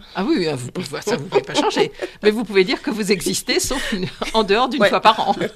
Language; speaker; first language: French; native; French